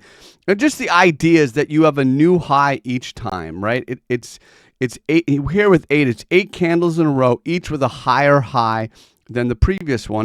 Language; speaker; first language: English; native; English